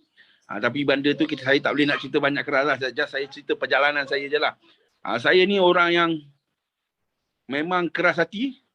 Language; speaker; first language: Indonesian; non-native, local second language; Malay